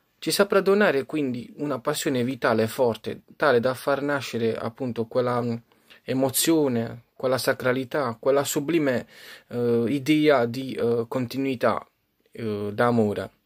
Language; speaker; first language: Italian; native; Italian